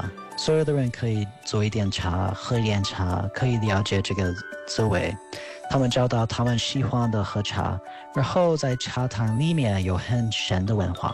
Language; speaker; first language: Chinese; non-native, fluent; English